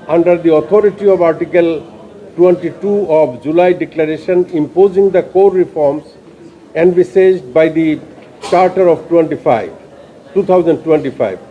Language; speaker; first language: English; non-native, local second language; Bangla